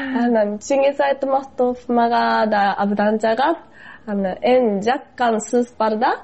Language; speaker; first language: Kyrgyz; non-native, fluent; Japanese